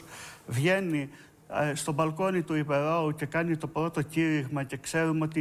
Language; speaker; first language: Greek; native; Greek